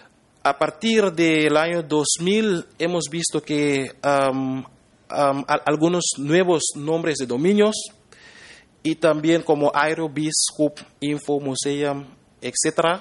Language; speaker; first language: Spanish; non-native, fluent; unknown